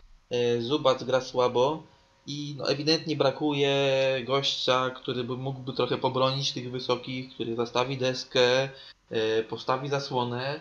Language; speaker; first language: Polish; native; Polish